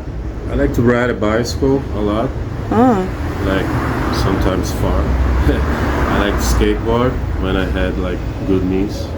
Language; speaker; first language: English; non-native, fluent; Portuguese